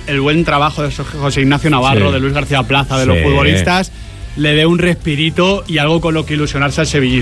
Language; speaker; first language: Spanish; native; Spanish